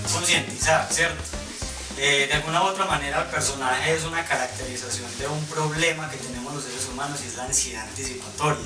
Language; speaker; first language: Spanish; native; Spanish